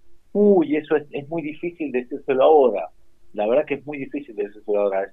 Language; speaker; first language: Spanish; native; Spanish